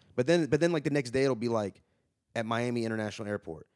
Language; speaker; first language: English; native; English